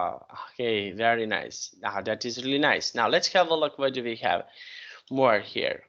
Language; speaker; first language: English; non-native, fluent; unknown